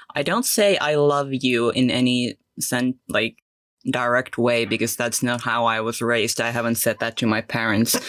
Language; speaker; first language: English; non-native, fluent; Finnish